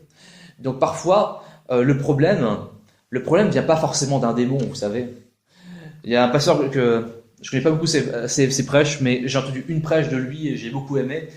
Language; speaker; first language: French; native; French